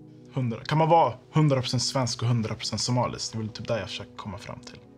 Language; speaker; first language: Swedish; early bilingual, other home language; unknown